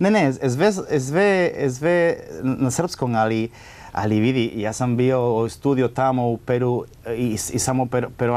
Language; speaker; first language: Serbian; non-native, learner; Spanish